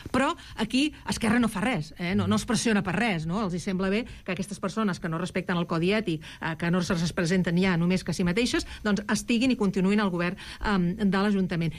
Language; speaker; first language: Catalan; non-native, local second language; Spanish